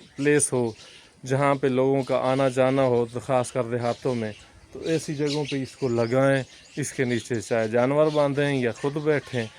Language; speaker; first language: Urdu; non-native, local second language; Punjabi